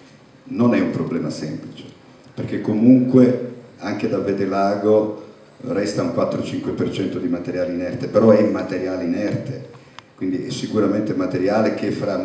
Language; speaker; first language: Italian; native; Italian